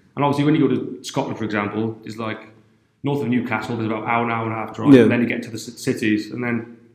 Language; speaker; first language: English; native; English